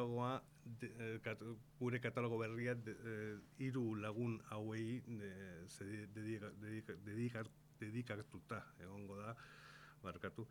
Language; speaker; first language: Basque; non-native, local second language; Spanish